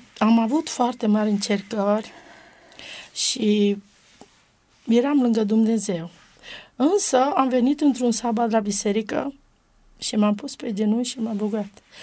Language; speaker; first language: Romanian; non-native, local second language; Romany